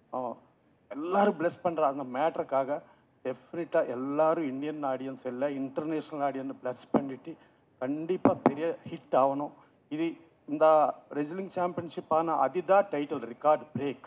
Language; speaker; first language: Tamil; non-native, local second language; Telugu